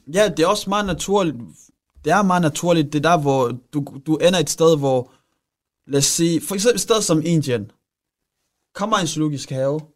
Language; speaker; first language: Danish; early bilingual, other home language; Rundi